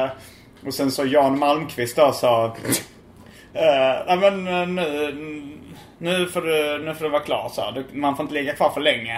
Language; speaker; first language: Swedish; native; Swedish